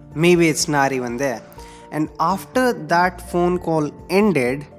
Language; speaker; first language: English; non-native, local second language; Hindi